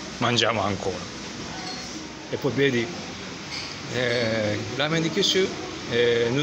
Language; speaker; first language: Italian; non-native, learner; Japanese